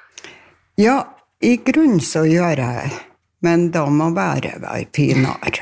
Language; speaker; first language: Norwegian; native; Norwegian